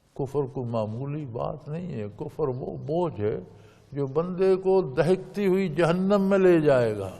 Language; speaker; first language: Urdu; non-native, local second language; Punjabi